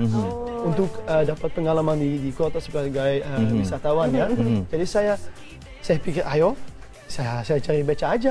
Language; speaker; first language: Indonesian; non-native, fluent; Dutch